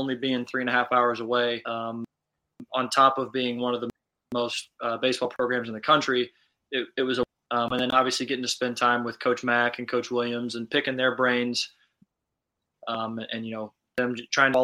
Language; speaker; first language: English; native; English